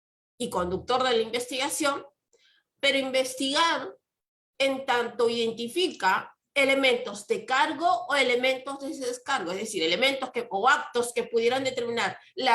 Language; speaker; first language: Spanish; native; Spanish